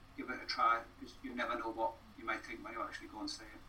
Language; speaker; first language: English; native; English